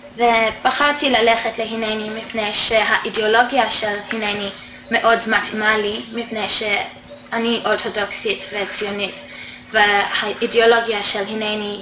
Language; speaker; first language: Hebrew; non-native, fluent; English